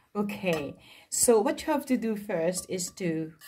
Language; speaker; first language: English; non-native, local second language; Filipino